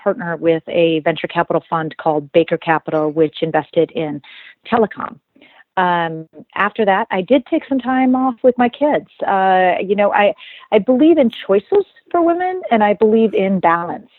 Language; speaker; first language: English; native; English